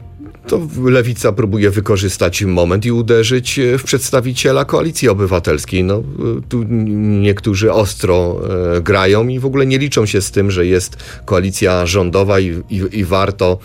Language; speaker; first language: Polish; native; Polish